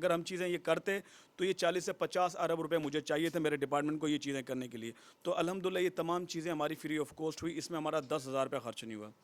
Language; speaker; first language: Urdu; non-native, local second language; Sindhi